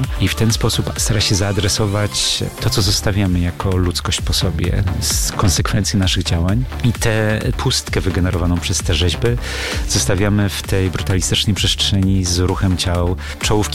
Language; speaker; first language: Polish; native; Polish